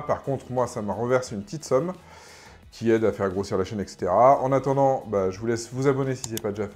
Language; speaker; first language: French; native; French